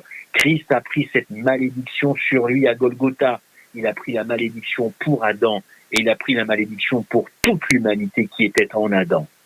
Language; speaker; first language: French; native; French